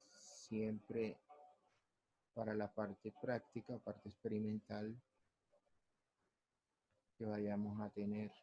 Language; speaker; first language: Spanish; native; Spanish